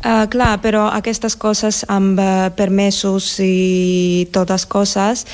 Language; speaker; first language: Catalan; non-native, learner; Spanish